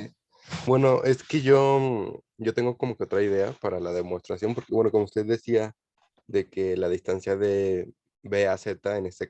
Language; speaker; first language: Spanish; native; Spanish